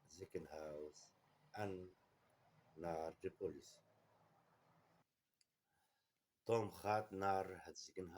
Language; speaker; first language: Dutch; non-native, learner; Kurdish